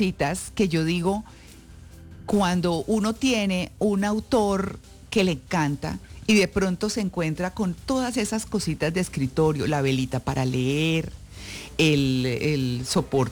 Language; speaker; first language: Spanish; native; Spanish